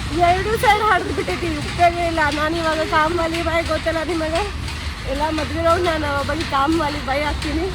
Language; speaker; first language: Kannada; non-native, local second language; Lambadi